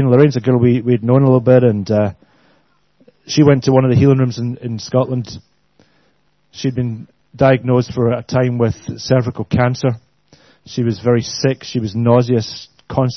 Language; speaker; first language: English; native; English